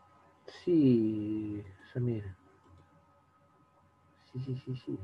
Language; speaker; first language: Spanish; native; Spanish